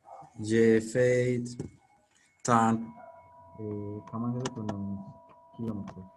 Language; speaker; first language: French; non-native, learner; Spanish